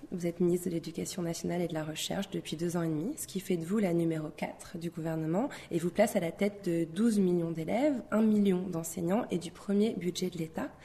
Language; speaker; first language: French; native; French